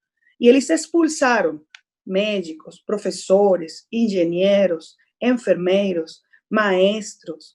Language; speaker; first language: Portuguese; non-native, fluent; Spanish